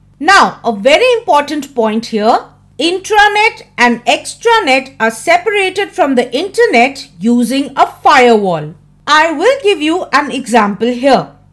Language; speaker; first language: English; non-native, local second language; Hindi